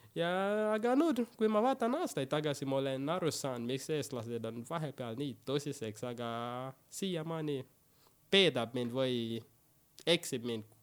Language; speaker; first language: Estonian; non-native, fluent; English